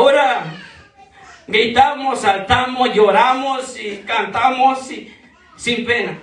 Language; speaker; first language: Spanish; native; Spanish